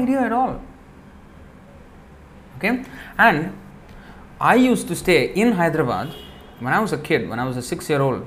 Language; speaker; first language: English; non-native, local second language; Telugu